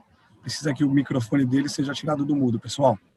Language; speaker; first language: Portuguese; native; Portuguese